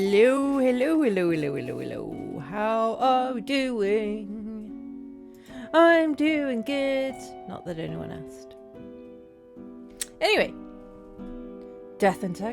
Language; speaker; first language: English; native; English